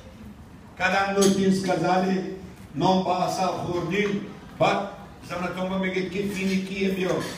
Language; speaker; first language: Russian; non-native, local second language; Tajik